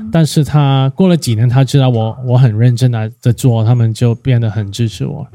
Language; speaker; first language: Chinese; non-native, fluent; Cantonese